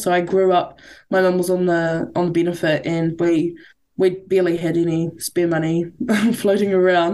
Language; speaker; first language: English; native; English